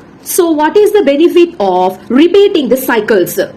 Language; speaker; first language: English; non-native, local second language; Tamil